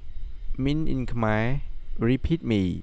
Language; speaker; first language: English; non-native, learner; Khmer